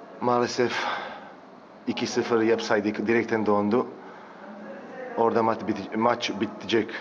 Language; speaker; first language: Turkish; non-native, fluent; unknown